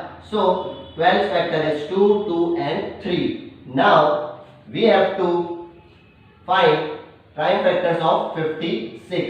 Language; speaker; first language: English; non-native, local second language; Hindi